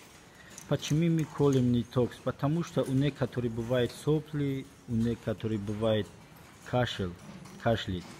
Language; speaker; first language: Russian; non-native, fluent; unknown